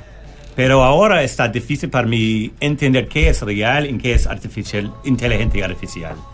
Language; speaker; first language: Spanish; non-native, learner; English